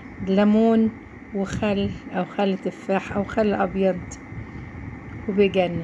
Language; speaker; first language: Arabic; native; Arabic